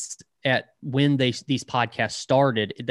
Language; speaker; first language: English; native; English